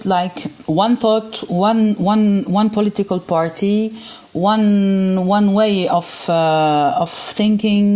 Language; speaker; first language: English; non-native, fluent; Arabic